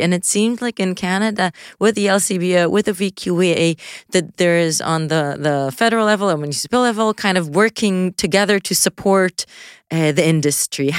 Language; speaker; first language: English; native; English